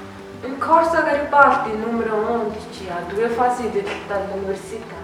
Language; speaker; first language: Italian; non-native, learner; Mongolian